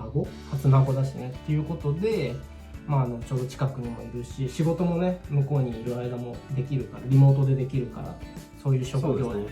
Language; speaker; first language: Japanese; native; Japanese